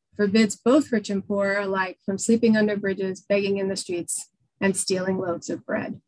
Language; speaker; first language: English; native; English